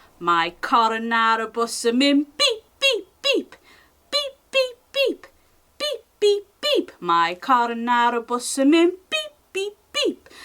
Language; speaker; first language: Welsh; non-native, local second language; English